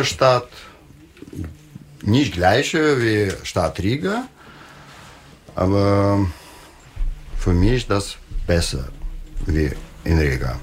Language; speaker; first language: German; non-native, learner; Russian